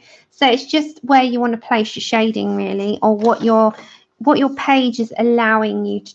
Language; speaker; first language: English; native; English